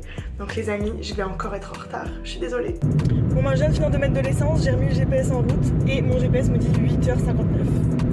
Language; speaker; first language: French; native; French